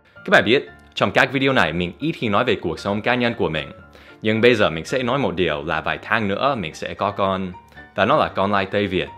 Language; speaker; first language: Vietnamese; non-native, fluent; English